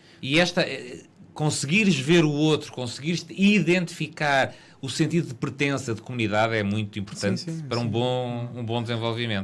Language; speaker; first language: Portuguese; native; Portuguese